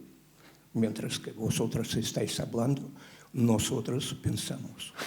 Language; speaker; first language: Spanish; non-native, learner; Russian